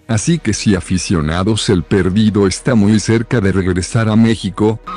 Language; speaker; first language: Spanish; native; Spanish